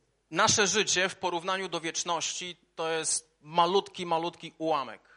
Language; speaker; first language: Czech; non-native, learner; Polish